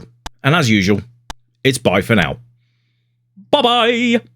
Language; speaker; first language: English; native; English